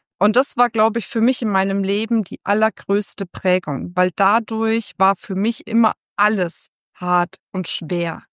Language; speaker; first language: German; native; German